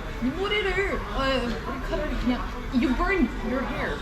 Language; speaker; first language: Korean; non-native, learner; Greek